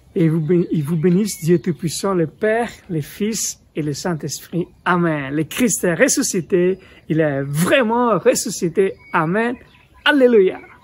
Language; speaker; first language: French; non-native, fluent; Italian